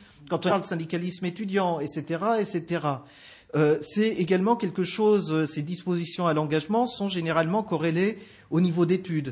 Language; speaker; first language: French; native; French